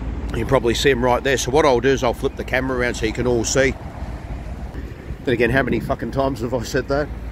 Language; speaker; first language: English; native; English